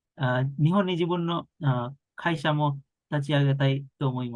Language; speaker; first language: Japanese; non-native, learner; Bangla